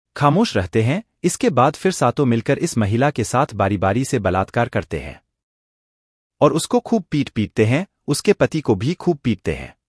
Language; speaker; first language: Hindi; native; Hindi